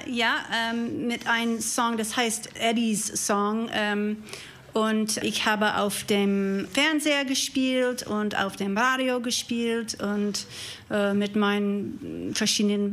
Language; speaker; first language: German; non-native, learner; English